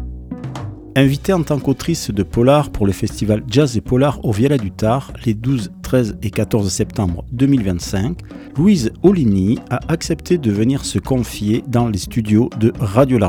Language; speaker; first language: French; native; French